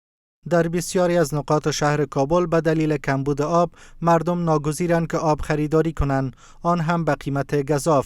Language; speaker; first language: Persian; native; Persian